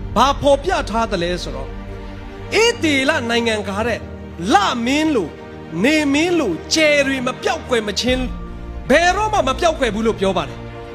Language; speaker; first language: Burmese; non-native, local second language; Tedim Chin